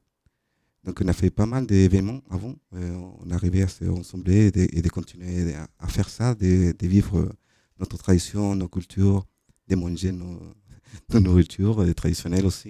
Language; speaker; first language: French; non-native, fluent; Spanish